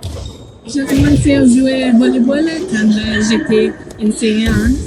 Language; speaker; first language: French; non-native, learner; Italian